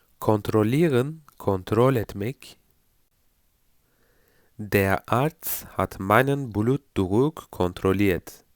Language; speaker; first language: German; non-native, fluent; Turkish